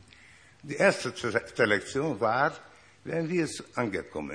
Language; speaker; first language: German; non-native, learner; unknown